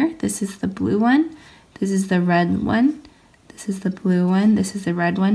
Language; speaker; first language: English; native; English